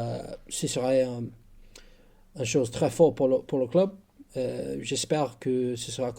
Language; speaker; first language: French; non-native, fluent; English